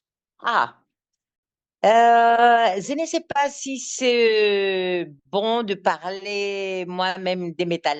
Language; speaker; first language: French; non-native, learner; Greek